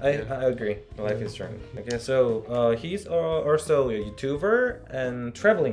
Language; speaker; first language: English; non-native, learner; Korean